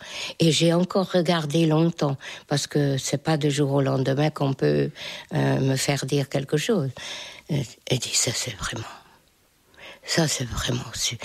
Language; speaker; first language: French; non-native, fluent; Hungarian